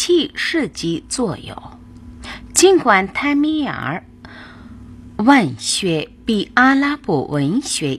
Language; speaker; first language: Chinese; non-native, fluent; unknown